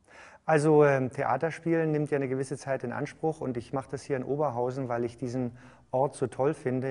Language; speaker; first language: German; native; German